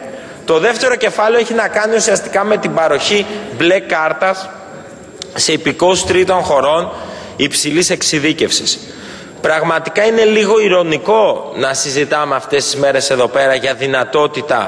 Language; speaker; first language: Greek; native; Greek